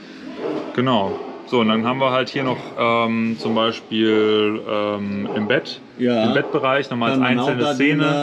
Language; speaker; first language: German; native; German